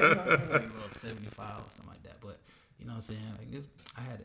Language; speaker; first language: English; native; English